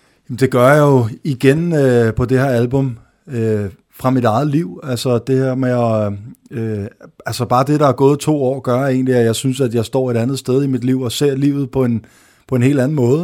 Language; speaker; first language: Danish; native; Danish